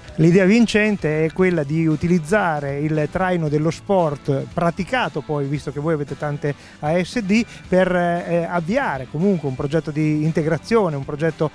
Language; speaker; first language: Italian; native; Italian